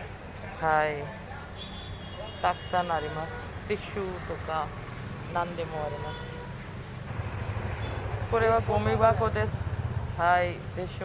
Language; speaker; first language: Japanese; non-native, fluent; Hindi